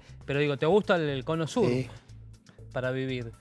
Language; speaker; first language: Spanish; native; Spanish